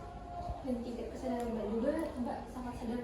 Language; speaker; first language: Indonesian; native; Indonesian